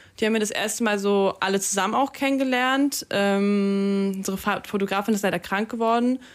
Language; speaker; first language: German; early bilingual, other home language; Russian